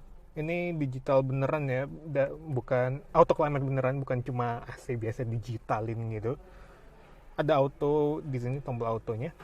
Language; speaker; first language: Indonesian; native; Indonesian